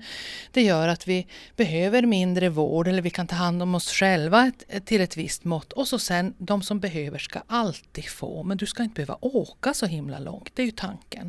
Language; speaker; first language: Swedish; native; Swedish